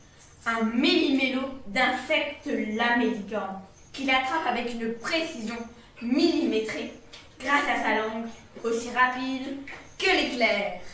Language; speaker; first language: French; native; French